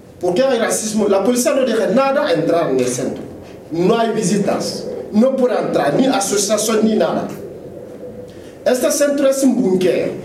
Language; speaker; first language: Spanish; non-native, learner; Fula